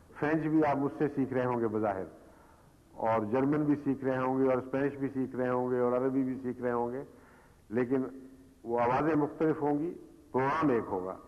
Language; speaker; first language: Urdu; native; Urdu